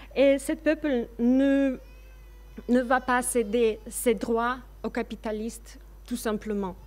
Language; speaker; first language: French; non-native, fluent; Russian